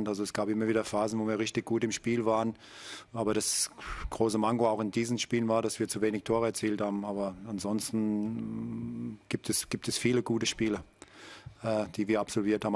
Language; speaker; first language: German; native; German